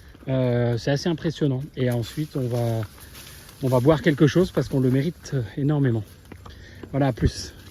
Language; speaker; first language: French; native; French